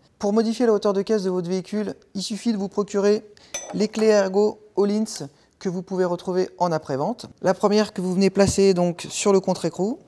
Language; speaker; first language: French; native; French